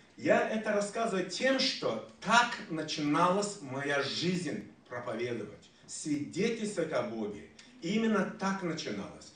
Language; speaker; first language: Russian; non-native, local second language; Ukrainian